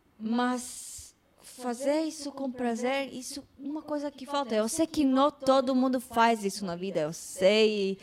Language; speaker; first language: Portuguese; non-native, fluent; Hebrew